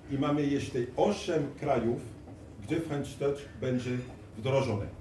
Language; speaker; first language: Polish; non-native, fluent; French